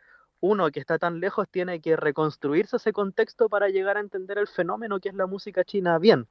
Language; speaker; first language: Spanish; native; Spanish